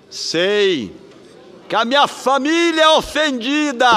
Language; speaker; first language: Portuguese; native; Portuguese